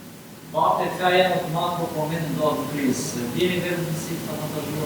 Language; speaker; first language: Albanian; native; Albanian